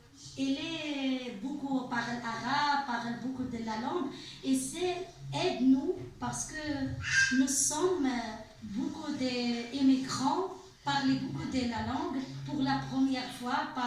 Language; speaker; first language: French; non-native, learner; Arabic